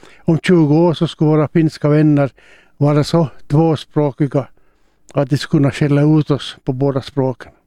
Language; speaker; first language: Swedish; native; Swedish